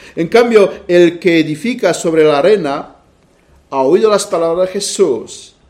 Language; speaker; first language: Spanish; non-native, fluent; Romanian